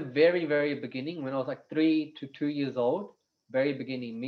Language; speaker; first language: English; non-native, local second language; Punjabi